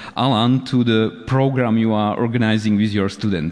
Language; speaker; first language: English; non-native, fluent; Slovak